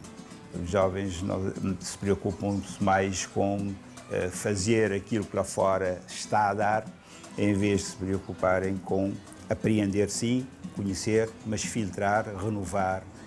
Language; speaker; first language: Portuguese; non-native, local second language; Kabuverdianu